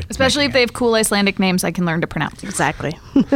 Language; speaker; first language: English; native; English